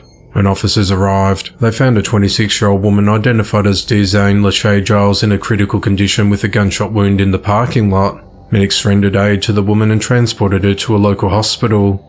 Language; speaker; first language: English; native; English